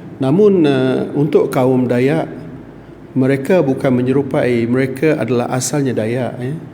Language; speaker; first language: Malay; non-native, local second language; Iban